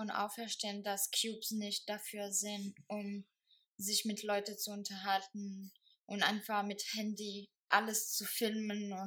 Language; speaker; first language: German; non-native, fluent; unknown